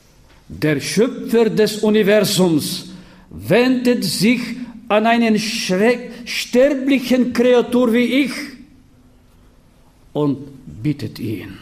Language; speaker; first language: German; non-native, fluent; Bulgarian